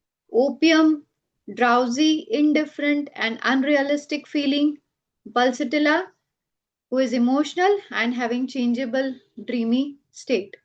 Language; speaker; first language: English; non-native, local second language; Gujarati